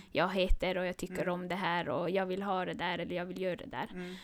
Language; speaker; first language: Swedish; non-native, local second language; Northern Sami